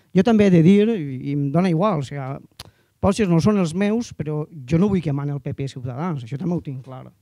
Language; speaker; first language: Catalan; native; Catalan